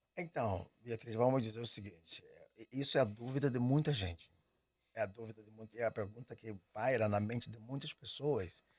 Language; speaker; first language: Portuguese; native; Portuguese